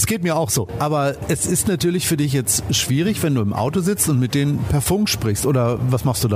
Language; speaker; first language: German; native; German